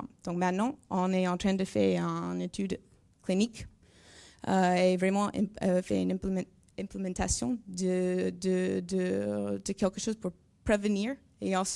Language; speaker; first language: French; non-native, learner; English